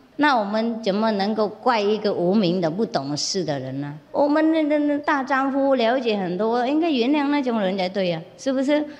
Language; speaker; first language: Chinese; non-native, fluent; Vietnamese